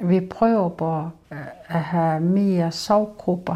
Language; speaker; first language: Danish; non-native, local second language; Kalaallisut